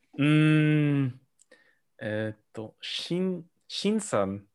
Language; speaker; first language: Japanese; non-native, learner; English